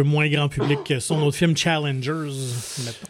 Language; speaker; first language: French; native; French